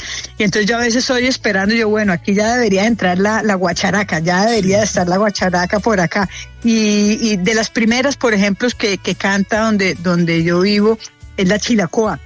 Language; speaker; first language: Spanish; native; Spanish